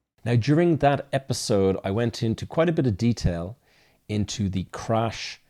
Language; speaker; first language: English; native; English